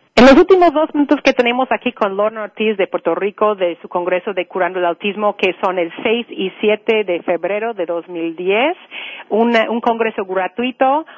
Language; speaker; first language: Spanish; non-native, fluent; English